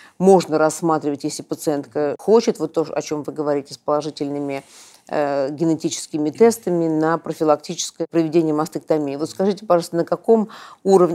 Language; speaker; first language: Russian; native; Russian